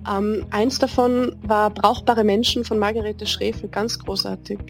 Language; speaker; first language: German; native; German